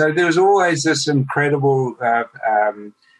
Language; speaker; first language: English; native; English